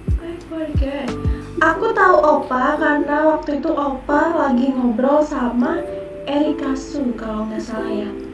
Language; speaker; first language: Indonesian; native; Indonesian